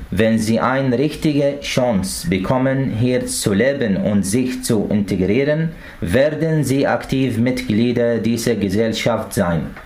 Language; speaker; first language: German; non-native, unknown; Arabic